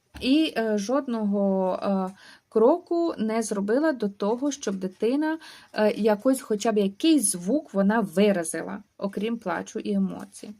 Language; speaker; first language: Ukrainian; native; Ukrainian